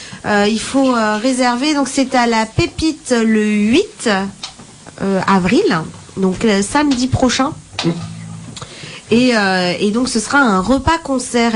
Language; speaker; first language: French; native; French